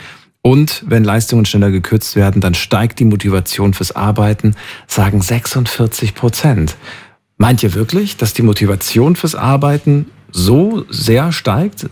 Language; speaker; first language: German; native; German